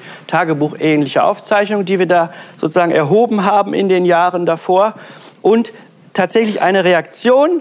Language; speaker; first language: German; native; German